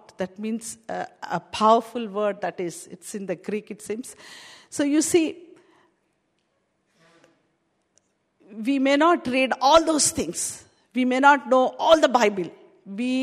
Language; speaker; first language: English; non-native, local second language; Telugu